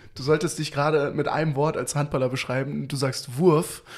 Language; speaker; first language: German; native; German